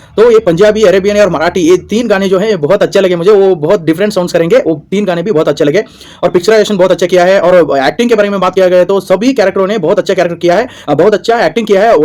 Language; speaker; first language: Hindi; non-native, local second language; Kannada